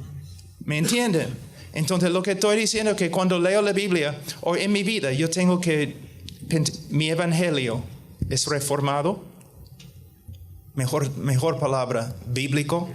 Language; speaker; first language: Spanish; non-native, fluent; English